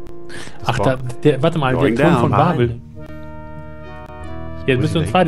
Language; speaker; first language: German; native; German